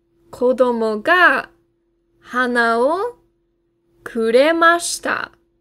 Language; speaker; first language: Japanese; non-native, fluent; English